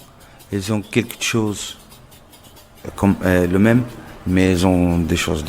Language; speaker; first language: French; non-native, local second language; Arabic